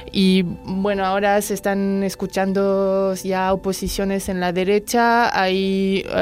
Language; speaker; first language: Spanish; non-native, fluent; French